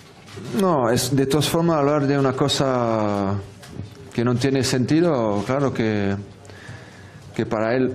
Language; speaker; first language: Spanish; non-native, fluent; French